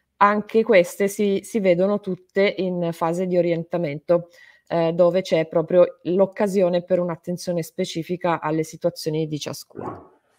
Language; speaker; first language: Italian; native; Italian